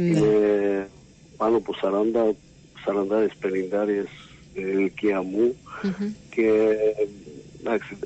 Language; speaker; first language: Greek; non-native, learner; Slovak